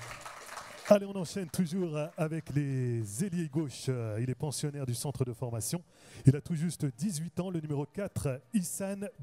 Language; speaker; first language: French; native; French